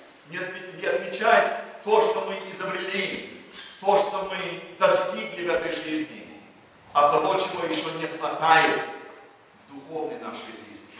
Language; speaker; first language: Russian; early bilingual, heritage; Russian